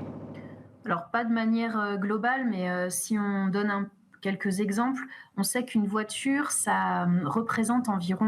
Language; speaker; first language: French; native; French